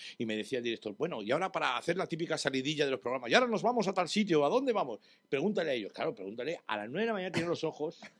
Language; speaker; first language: Spanish; native; Spanish